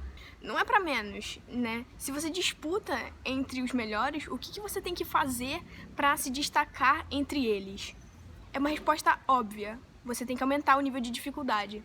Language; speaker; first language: Portuguese; native; Portuguese